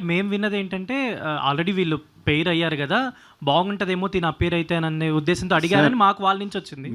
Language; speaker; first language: Telugu; native; Telugu